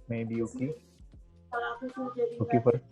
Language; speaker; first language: English; non-native, learner; Indonesian